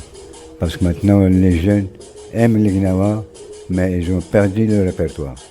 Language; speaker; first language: French; non-native, local second language; Arabic